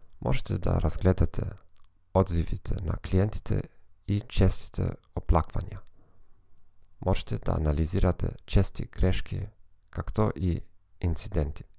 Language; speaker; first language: Bulgarian; non-native, fluent; German